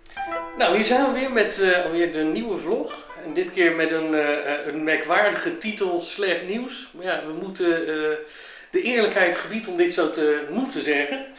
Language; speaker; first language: Dutch; native; Dutch